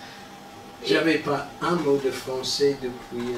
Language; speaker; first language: French; non-native, learner; English